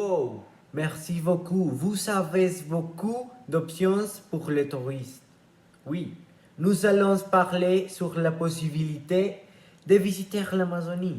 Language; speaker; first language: French; non-native, learner; Spanish